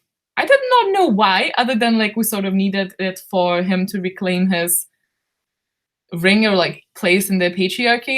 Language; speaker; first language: English; non-native, fluent; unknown